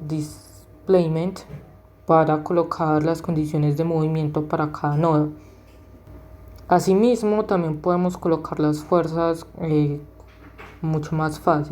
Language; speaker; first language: Spanish; native; Spanish